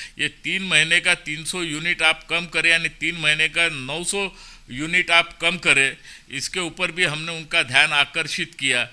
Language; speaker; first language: Hindi; non-native, local second language; Marathi